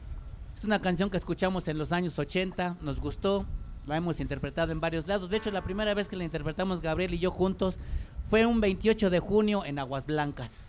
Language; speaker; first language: Spanish; native; Spanish